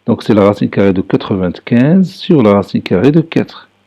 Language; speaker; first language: French; non-native, local second language; Arabic